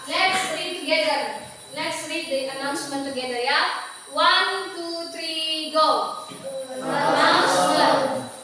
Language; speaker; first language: English; non-native, learner; Indonesian